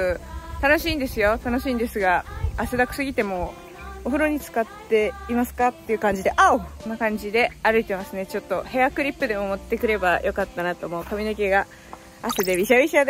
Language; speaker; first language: Japanese; native; Japanese